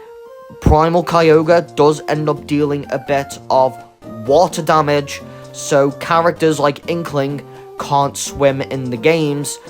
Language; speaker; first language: English; native; English